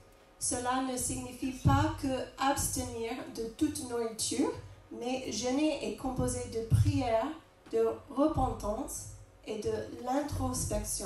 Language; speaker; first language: French; non-native, fluent; English